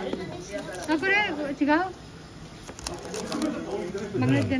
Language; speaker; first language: Japanese; non-native, learner; Filipino